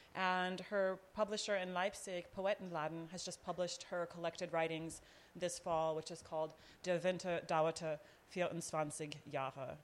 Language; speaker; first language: English; native; English